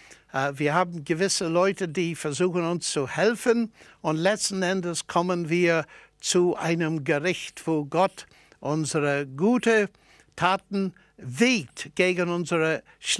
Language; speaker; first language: German; non-native, fluent; English